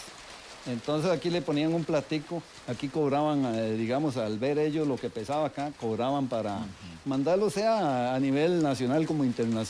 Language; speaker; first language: Spanish; native; Spanish